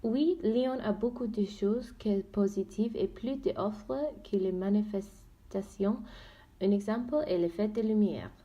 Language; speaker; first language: French; non-native, learner; Dutch